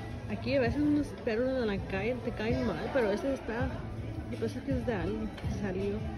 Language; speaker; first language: Spanish; early bilingual, heritage; Spanish